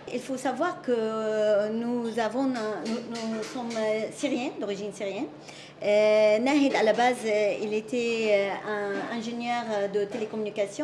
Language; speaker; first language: French; non-native, fluent; Arabic